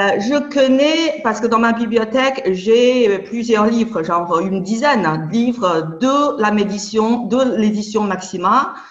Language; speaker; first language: French; non-native, fluent; Chinese